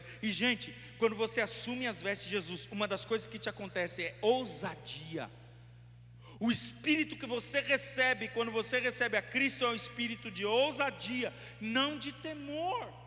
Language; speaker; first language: Portuguese; native; Portuguese